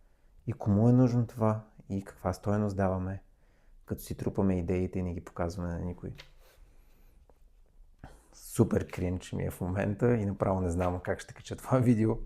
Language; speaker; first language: Bulgarian; native; Bulgarian